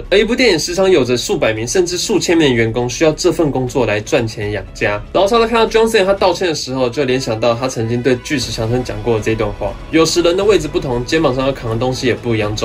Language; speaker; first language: Chinese; native; Chinese